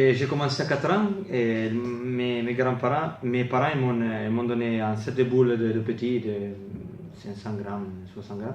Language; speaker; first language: French; non-native, fluent; Italian